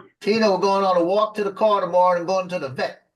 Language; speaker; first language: English; native; English